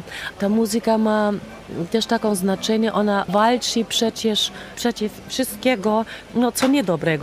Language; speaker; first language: Polish; non-native, learner; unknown